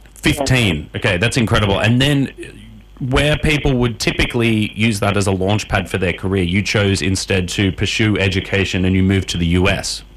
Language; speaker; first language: English; native; English